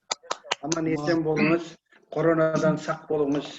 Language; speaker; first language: Kyrgyz; non-native, learner; Kazakh